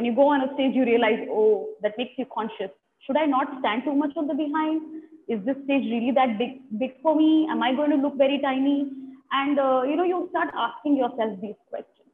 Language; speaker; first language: English; non-native, local second language; Tamil